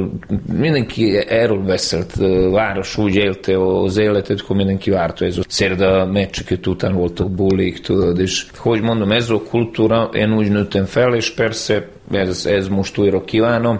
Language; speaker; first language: Hungarian; non-native, fluent; Serbian